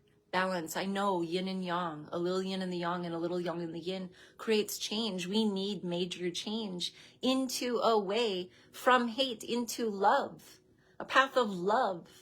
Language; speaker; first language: English; native; English